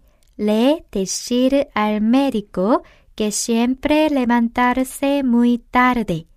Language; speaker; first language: Spanish; non-native, fluent; Korean